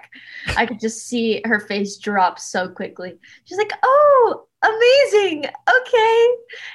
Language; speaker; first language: English; native; English